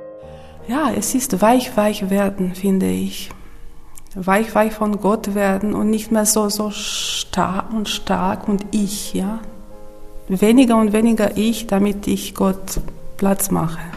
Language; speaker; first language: German; non-native, fluent; Romanian